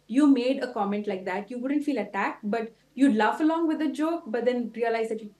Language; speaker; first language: English; non-native, local second language; Tulu